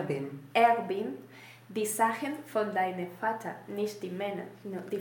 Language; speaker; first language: German; non-native, learner; Spanish